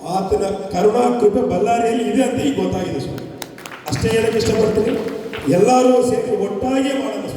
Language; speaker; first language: Kannada; non-native, local second language; Telugu